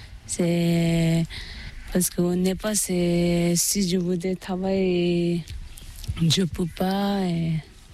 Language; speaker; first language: French; non-native, learner; Tibetan